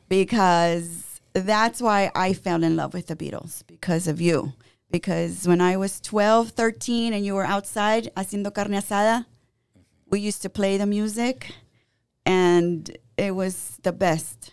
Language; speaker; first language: English; early bilingual, other home language; Spanish